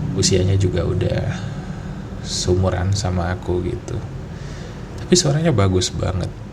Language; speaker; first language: Indonesian; non-native, local second language; Malay